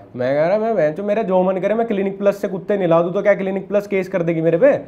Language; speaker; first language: Hindi; native; Hindi